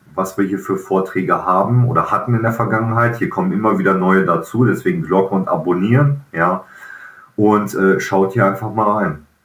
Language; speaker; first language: German; native; German